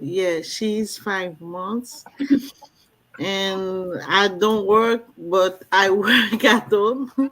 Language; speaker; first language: English; non-native, learner; French